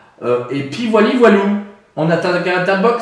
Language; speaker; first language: French; native; French